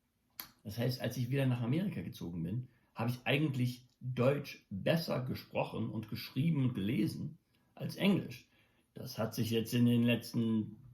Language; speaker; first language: German; non-native, local second language; English